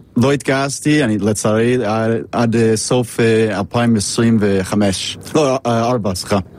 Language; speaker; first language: Hebrew; non-native, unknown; English